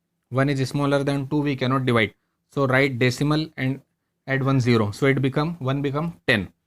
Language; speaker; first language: English; non-native, local second language; Hindi